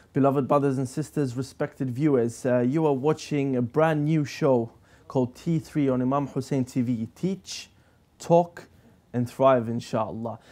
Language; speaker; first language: English; native; English